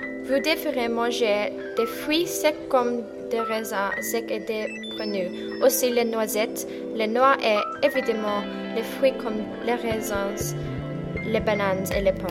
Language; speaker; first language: French; non-native, learner; English